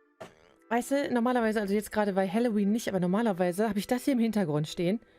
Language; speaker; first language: German; native; German